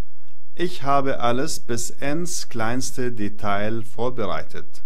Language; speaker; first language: German; non-native, fluent; Arabic